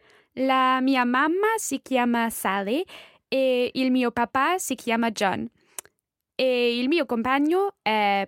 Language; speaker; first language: Italian; non-native, learner; English